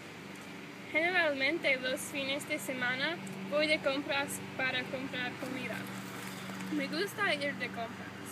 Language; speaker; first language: Spanish; non-native, learner; English